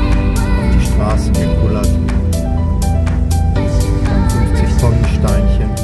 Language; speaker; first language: German; native; German